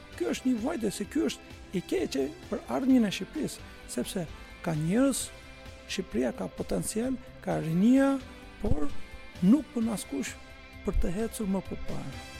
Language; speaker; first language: Albanian; non-native, fluent; Turkish